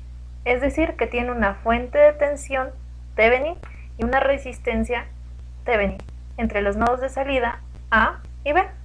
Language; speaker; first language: Spanish; native; Spanish